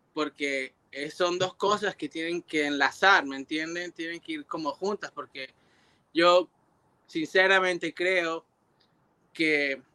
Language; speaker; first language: Spanish; early bilingual, heritage; Spanish